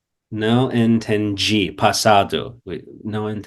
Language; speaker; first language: Portuguese; non-native, fluent; English